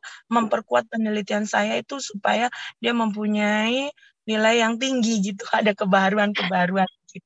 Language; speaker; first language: Indonesian; native; Indonesian